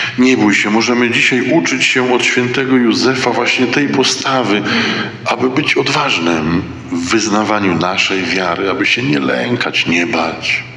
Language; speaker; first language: Polish; native; Polish